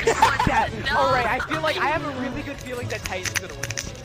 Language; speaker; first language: English; native; English